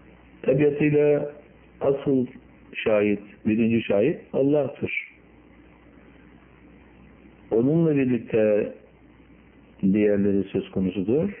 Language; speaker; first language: Turkish; native; Turkish